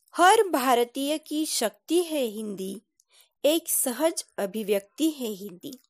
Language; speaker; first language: Hindi; non-native, local second language; Marathi